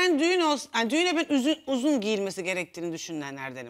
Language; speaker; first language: Turkish; native; Turkish